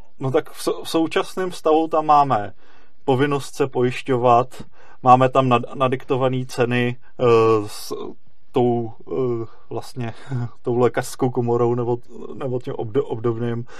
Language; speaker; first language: Czech; native; Czech